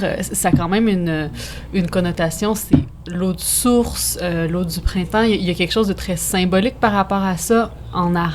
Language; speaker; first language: French; native; French